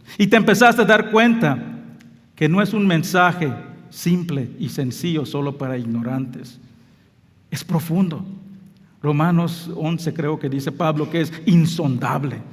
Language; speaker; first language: Spanish; non-native, local second language; English